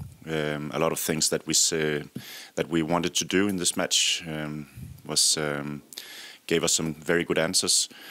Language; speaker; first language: English; non-native, fluent; Danish